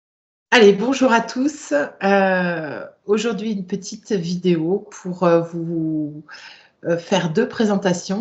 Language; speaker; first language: French; native; French